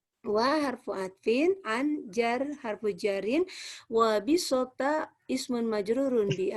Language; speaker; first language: Arabic; non-native, learner; Indonesian